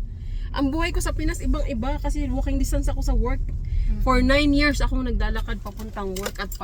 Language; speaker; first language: Filipino; non-native, local second language; Cebuano